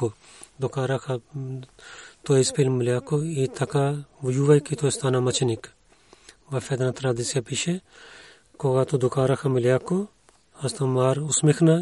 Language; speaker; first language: Bulgarian; non-native, learner; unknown